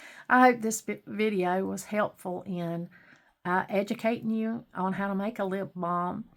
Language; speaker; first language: English; native; English